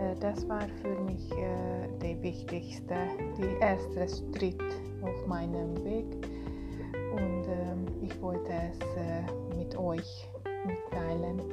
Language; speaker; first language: German; non-native, learner; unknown